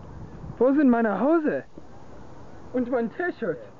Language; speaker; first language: German; non-native, learner; English